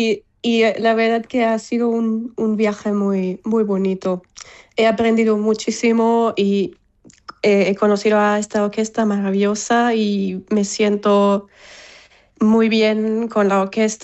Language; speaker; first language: Spanish; non-native, fluent; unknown